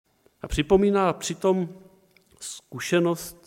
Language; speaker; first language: Czech; native; Czech